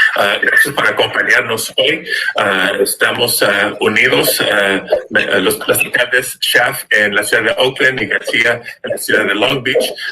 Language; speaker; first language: Spanish; early bilingual, other home language; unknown